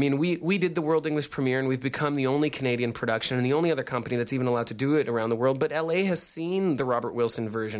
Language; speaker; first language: English; native; English